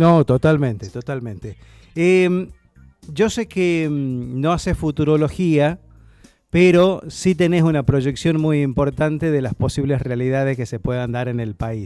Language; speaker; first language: Spanish; native; Spanish